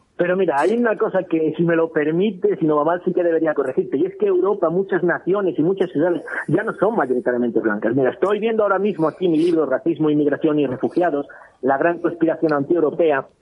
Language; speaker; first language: Spanish; native; Spanish